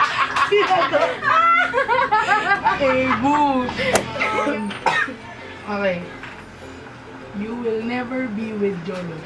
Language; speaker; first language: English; non-native, local second language; Filipino